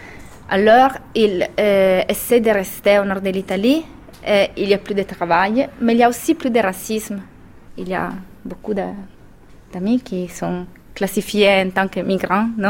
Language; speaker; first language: French; non-native, fluent; Italian